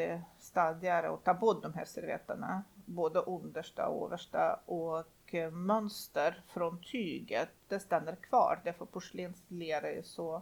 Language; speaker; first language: Swedish; non-native, fluent; Russian